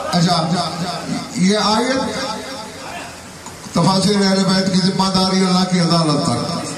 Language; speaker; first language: Urdu; non-native, local second language; Saraiki